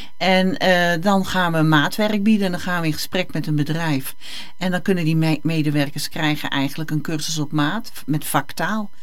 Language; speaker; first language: Dutch; native; Dutch